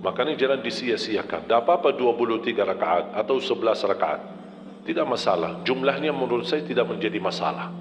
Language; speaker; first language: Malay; non-native, fluent; Arabic